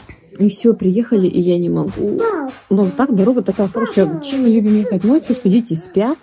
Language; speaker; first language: Russian; native; Russian